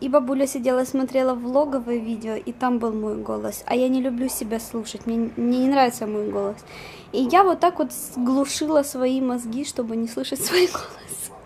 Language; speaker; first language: Russian; native; Russian